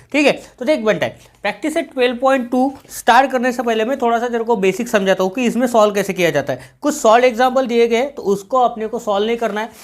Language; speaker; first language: Hindi; non-native, local second language; Marathi